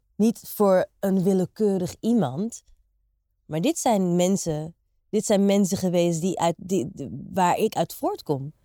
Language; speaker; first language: Dutch; native; Dutch